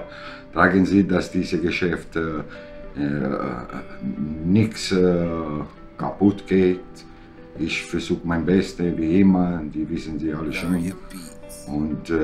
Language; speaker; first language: German; non-native, learner; Italian